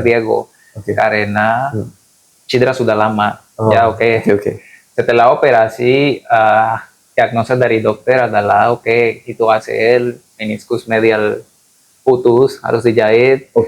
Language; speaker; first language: Indonesian; non-native, fluent; Spanish